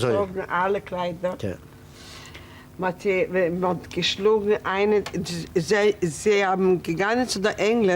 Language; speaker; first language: German; non-native, learner; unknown